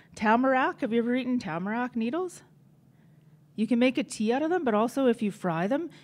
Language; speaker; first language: English; native; English